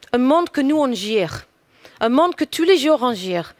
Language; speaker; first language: French; non-native, fluent; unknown